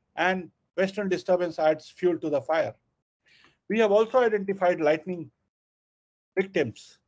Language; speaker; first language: English; non-native, local second language; Hindi